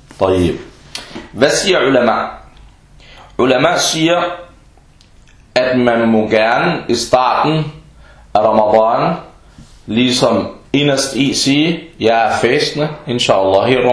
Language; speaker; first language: Danish; early bilingual, other home language; Arabic